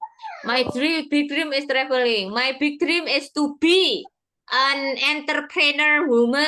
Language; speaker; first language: English; non-native, fluent; Indonesian